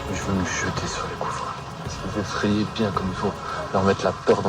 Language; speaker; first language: French; native; French